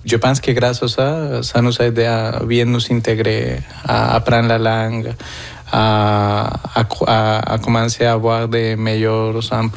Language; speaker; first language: French; non-native, fluent; Spanish